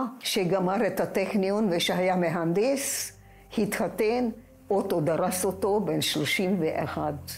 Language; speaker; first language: Hebrew; non-native, fluent; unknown